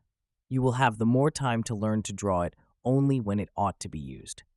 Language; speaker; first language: English; native; English